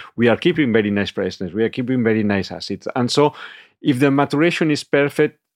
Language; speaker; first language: English; non-native, fluent; Catalan